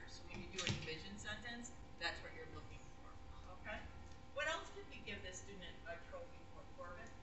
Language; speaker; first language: English; native; English